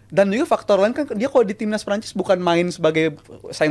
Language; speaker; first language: Indonesian; native; Indonesian